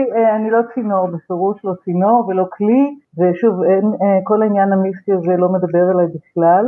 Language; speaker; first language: Hebrew; native; Hebrew